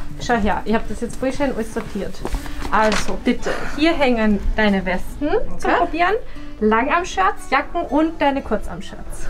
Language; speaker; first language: German; native; German